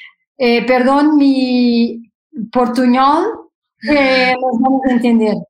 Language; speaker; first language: Spanish; non-native, fluent; Portuguese